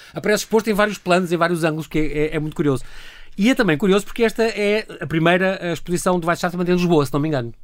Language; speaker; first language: Portuguese; native; Portuguese